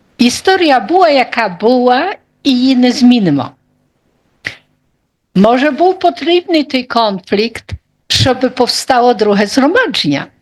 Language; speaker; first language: Polish; non-native, local second language; Ukrainian